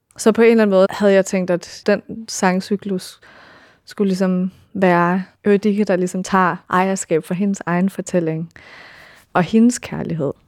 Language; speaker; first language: Danish; early bilingual, heritage; Danish